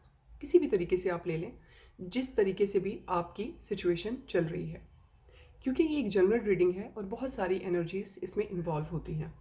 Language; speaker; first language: Hindi; native; Hindi